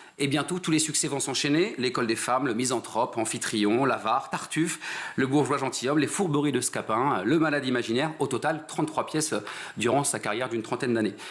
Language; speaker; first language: French; native; French